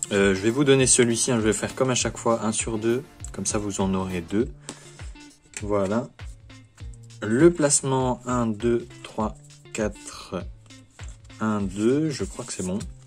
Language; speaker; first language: French; native; French